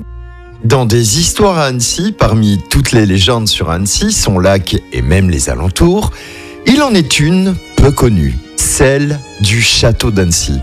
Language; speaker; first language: French; native; French